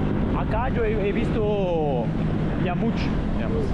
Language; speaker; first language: Spanish; non-native, fluent; Russian